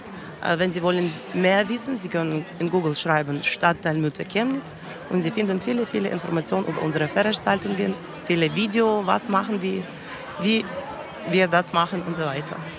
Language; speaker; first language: German; non-native, learner; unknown